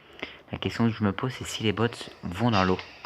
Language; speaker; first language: French; native; French